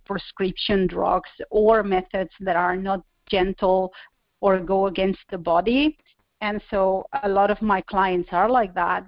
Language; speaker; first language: English; non-native, fluent; Spanish